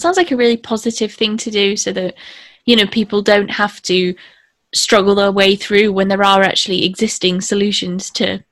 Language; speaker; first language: English; native; English